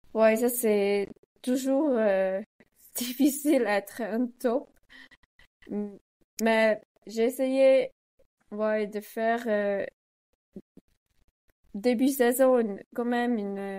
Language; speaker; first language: French; non-native, learner; Swiss German